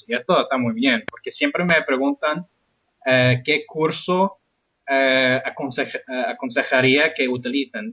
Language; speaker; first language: Spanish; non-native, fluent; English